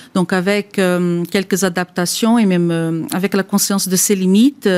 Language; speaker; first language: French; non-native, fluent; Portuguese